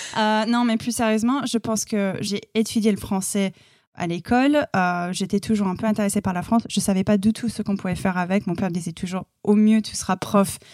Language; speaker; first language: French; non-native, fluent; English